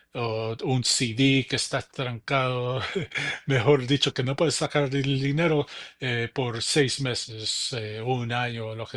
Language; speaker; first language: Spanish; early bilingual, heritage; English